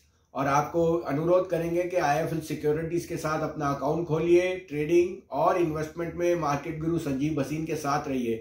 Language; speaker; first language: Hindi; native; Hindi